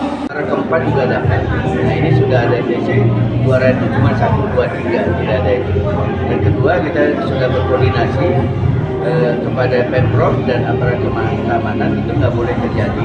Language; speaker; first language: Indonesian; native; Indonesian